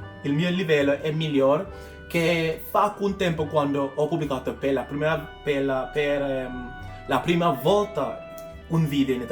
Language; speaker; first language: Italian; non-native, learner; English